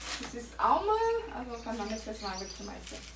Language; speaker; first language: German; non-native, learner; Thai